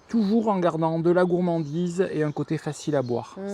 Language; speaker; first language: French; native; French